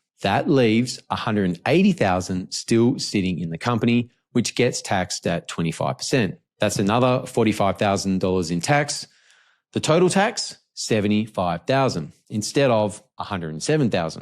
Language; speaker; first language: English; native; English